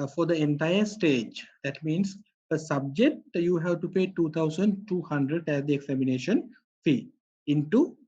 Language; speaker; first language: English; non-native, local second language; Sinhala